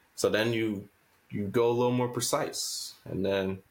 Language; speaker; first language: English; native; English